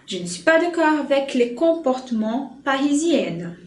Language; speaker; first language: French; non-native, fluent; Portuguese